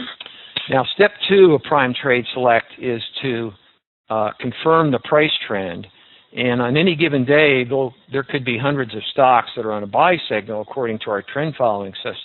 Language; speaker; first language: English; native; English